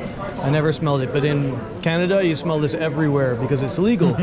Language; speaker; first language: English; native; English